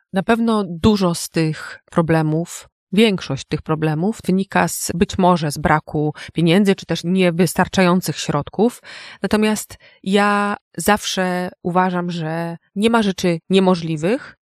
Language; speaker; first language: Polish; native; Polish